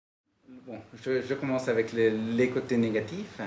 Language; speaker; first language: French; non-native, fluent; Spanish